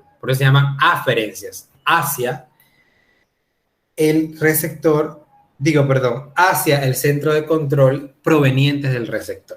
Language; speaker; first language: Spanish; native; Spanish